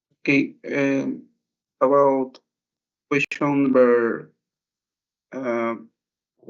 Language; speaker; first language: English; non-native, learner; Spanish